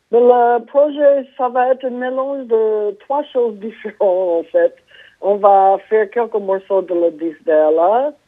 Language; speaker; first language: French; non-native, fluent; English